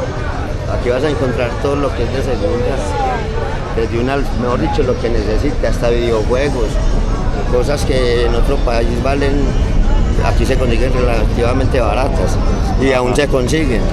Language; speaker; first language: Spanish; native; Spanish